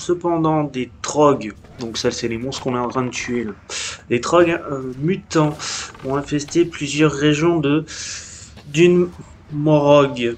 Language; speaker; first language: French; native; French